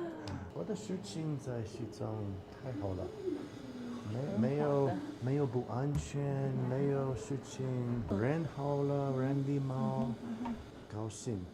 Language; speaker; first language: Chinese; non-native, learner; English